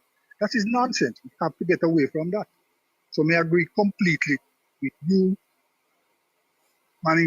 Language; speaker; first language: English; non-native, local second language; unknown